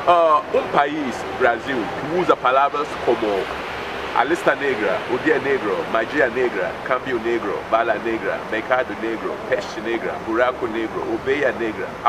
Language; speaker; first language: Portuguese; non-native, learner; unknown